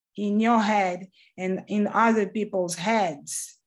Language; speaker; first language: English; non-native, fluent; Portuguese